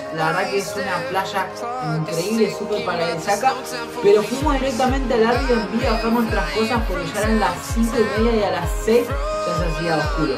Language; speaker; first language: Spanish; native; Spanish